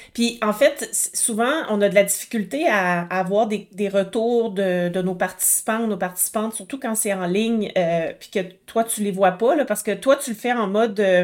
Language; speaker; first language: French; native; French